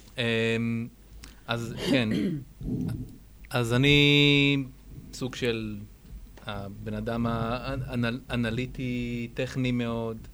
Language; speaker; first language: Hebrew; native; Hebrew